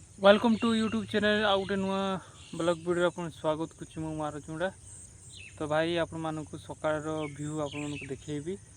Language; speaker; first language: Odia; non-native, local second language; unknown